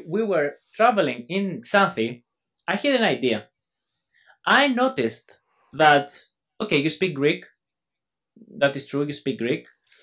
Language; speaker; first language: English; non-native, fluent; Greek